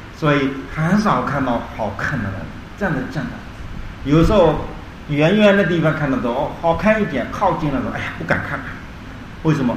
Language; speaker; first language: Chinese; non-native, learner; Burmese